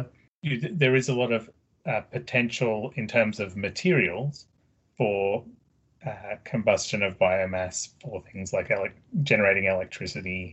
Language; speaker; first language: English; native; English